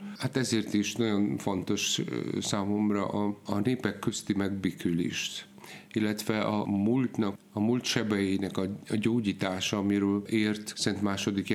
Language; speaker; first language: Hungarian; non-native, fluent; Polish